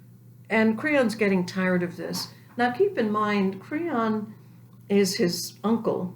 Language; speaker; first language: English; native; English